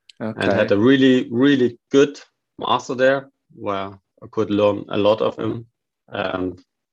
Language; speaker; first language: English; non-native, fluent; German